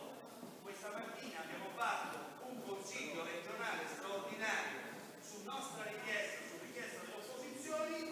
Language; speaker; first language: Italian; native; Italian